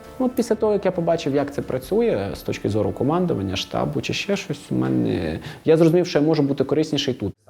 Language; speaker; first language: Ukrainian; non-native, local second language; Russian